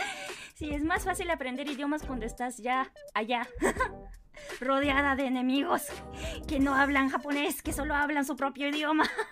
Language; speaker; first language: Spanish; non-native, fluent; Japanese